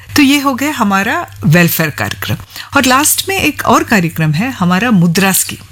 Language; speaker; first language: Hindi; non-native, local second language; Malayalam